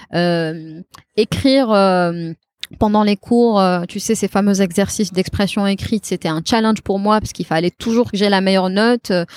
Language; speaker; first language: French; non-native, local second language; Kabyle